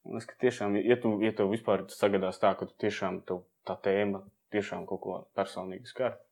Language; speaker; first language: Latvian; native; Latvian